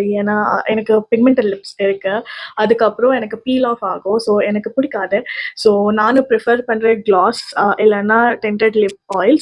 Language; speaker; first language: Tamil; non-native, learner; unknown